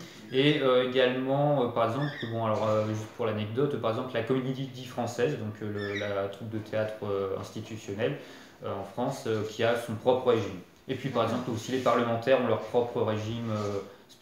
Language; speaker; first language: French; native; French